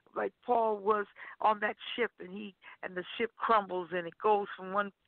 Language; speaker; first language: English; native; English